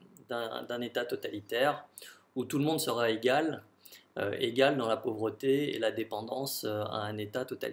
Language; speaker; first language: French; native; French